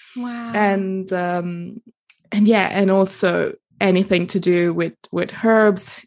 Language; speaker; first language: English; non-native, fluent; Italian